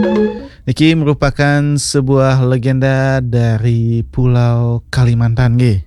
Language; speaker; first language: Indonesian; non-native, local second language; Balinese